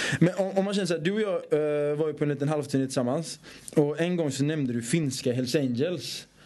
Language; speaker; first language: Swedish; early bilingual, other home language; Persian